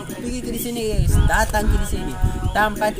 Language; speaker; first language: Indonesian; non-native, local second language; Buginese